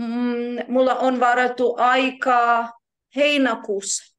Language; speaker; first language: Finnish; non-native, learner; Ukrainian